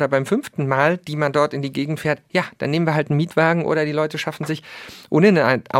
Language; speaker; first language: German; native; German